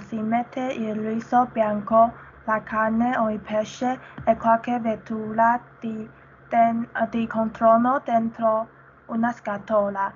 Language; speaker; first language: Italian; non-native, learner; Chinese